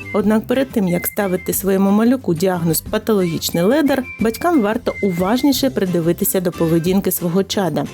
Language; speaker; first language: Ukrainian; native; Ukrainian